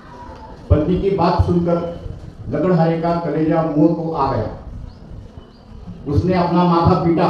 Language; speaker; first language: Hindi; non-native, local second language; Marathi